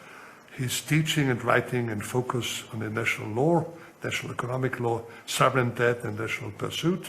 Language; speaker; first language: English; non-native, fluent; German